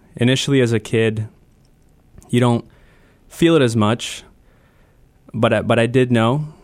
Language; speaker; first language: English; early bilingual, other home language; Spanish